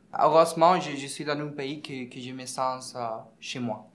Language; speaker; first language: French; non-native, learner; Spanish